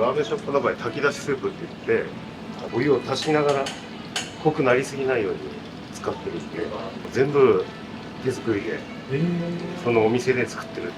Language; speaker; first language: Japanese; native; Japanese